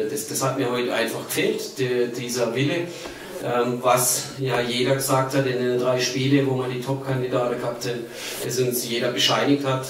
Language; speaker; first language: German; native; German